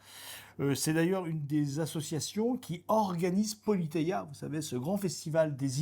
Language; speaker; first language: French; native; French